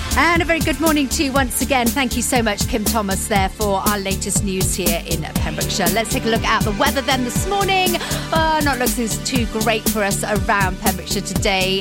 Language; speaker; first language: English; native; English